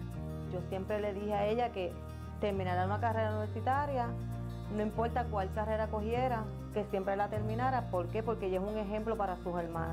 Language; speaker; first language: Spanish; native; Spanish